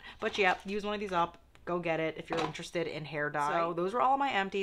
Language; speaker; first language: English; native; English